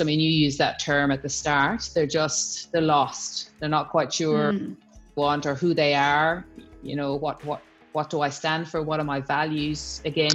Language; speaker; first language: English; native; English